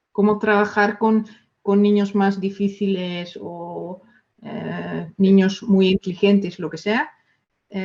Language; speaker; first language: Spanish; non-native, fluent; Dutch